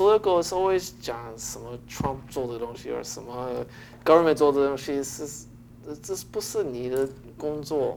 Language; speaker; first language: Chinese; early bilingual, heritage; English